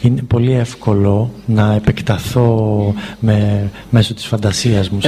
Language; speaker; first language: Greek; native; Greek